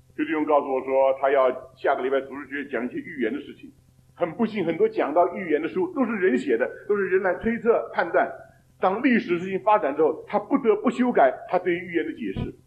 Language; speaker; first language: Chinese; native; Chinese